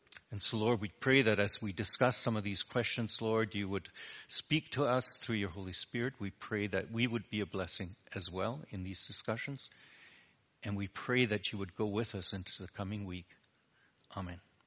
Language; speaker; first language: English; native; English